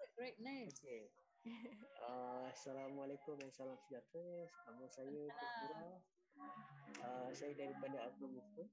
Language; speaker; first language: Malay; native; Malay